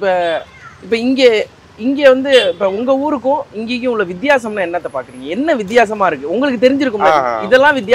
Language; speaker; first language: Tamil; native; Tamil